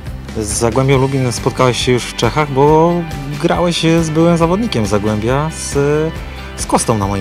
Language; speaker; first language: Polish; native; Polish